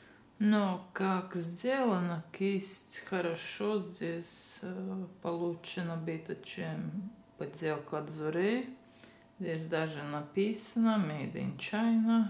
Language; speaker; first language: Russian; non-native, learner; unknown